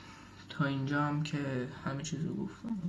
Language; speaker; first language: Persian; native; Persian